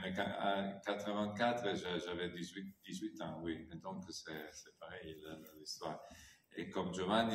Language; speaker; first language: French; non-native, fluent; Italian